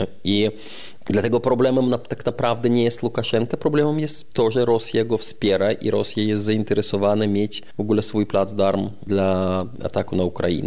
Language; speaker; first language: Polish; non-native, fluent; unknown